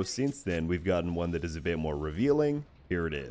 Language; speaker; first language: English; native; English